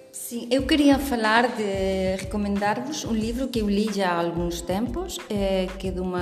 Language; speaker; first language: Portuguese; non-native, fluent; Spanish